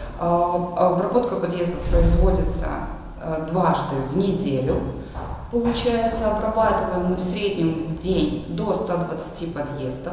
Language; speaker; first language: Russian; native; Russian